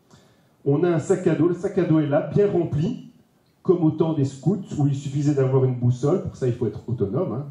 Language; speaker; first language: French; native; French